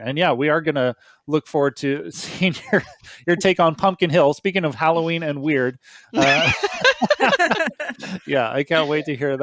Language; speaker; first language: English; native; English